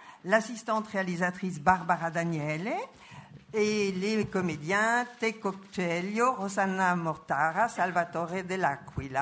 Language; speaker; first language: French; native; French